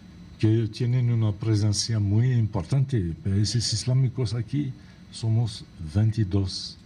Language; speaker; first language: Spanish; non-native, fluent; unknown